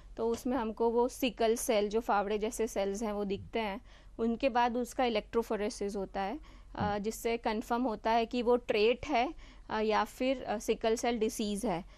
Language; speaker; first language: Hindi; non-native, local second language; Gujarati